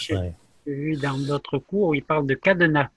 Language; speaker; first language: French; native; French